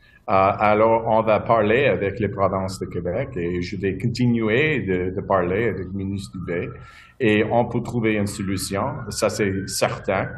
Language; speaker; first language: French; non-native, local second language; English